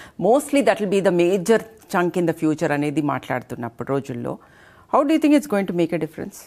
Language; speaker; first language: English; non-native, local second language; Telugu